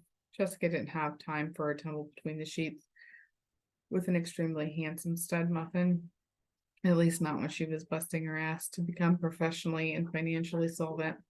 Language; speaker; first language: English; native; English